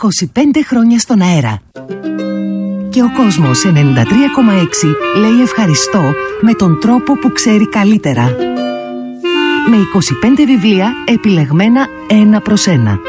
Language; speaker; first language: Greek; native; Greek